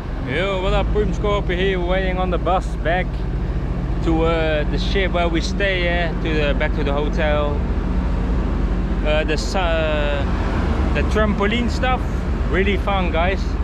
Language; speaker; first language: English; non-native, fluent; Dutch